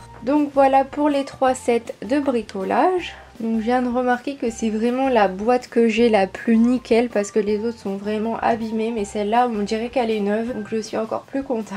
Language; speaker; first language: French; native; French